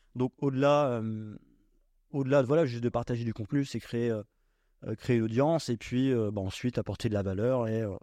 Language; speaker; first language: French; native; French